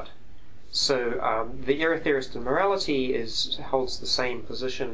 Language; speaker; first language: English; native; English